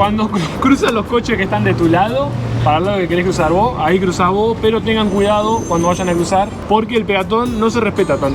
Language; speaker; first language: Spanish; native; Spanish